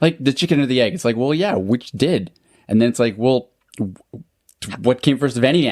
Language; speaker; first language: English; native; English